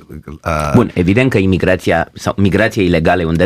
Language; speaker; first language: Romanian; native; Romanian